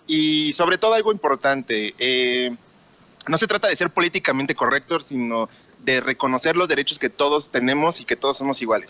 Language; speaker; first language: Spanish; native; Spanish